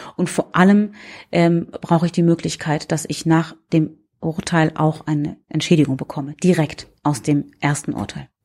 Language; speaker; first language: German; native; German